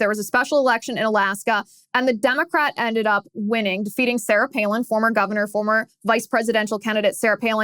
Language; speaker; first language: English; native; English